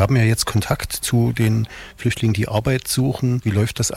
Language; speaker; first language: German; native; German